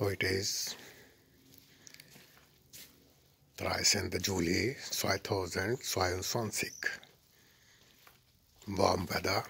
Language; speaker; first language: German; non-native, learner; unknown